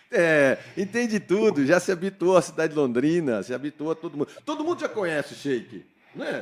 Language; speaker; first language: Portuguese; native; Portuguese